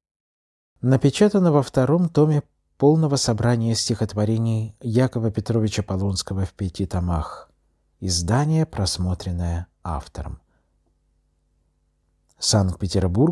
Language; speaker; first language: Russian; native; Russian